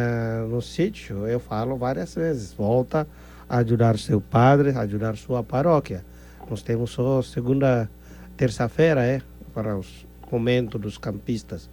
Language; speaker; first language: Portuguese; non-native, fluent; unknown